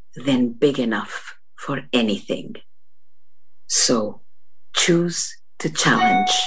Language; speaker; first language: English; non-native, fluent; Portuguese